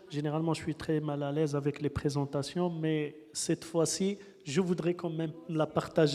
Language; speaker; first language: French; non-native, local second language; Arabic